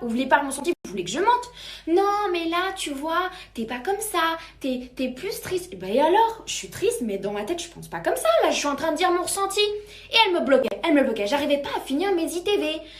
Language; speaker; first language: French; native; French